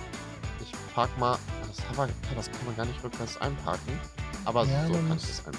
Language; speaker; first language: German; native; German